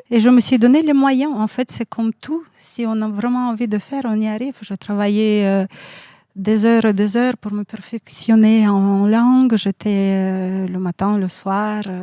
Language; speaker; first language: French; non-native, fluent; Russian